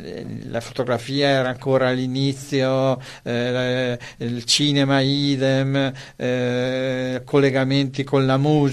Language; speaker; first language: Italian; native; Italian